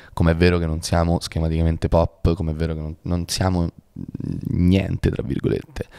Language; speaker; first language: Italian; native; Italian